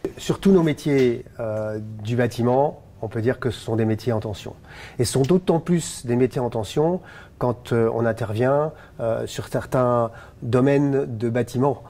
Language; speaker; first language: French; native; French